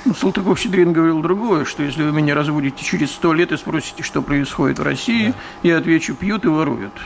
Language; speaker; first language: Russian; native; Russian